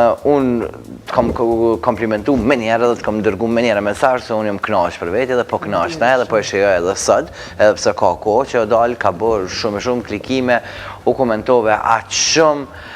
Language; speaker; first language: Albanian; native; Albanian